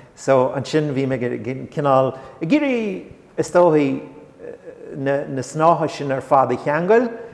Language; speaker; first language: Irish; non-native, local second language; English